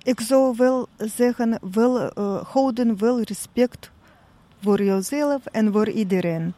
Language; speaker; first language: Dutch; non-native, learner; Russian